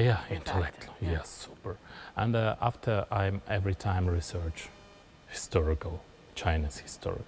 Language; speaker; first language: English; non-native, learner; Kazakh